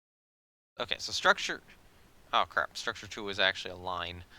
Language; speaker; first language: English; native; English